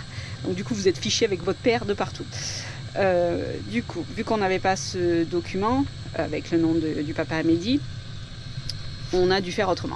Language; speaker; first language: French; native; French